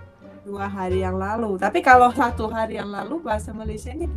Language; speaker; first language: Indonesian; non-native, fluent; Russian